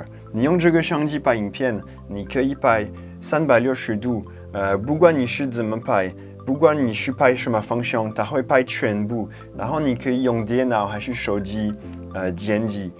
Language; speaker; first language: Chinese; non-native, fluent; French